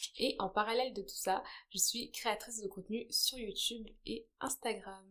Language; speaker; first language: French; early bilingual, other home language; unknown